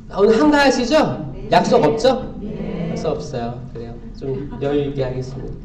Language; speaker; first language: Korean; native; Korean